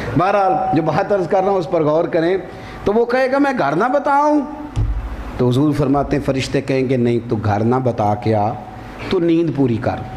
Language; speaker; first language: Urdu; non-native, local second language; Punjabi